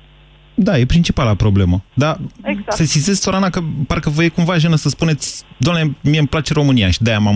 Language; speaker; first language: Romanian; native; Romanian